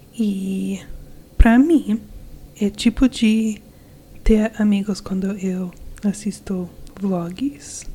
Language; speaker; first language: Portuguese; non-native, learner; English